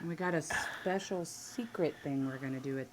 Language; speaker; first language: English; native; English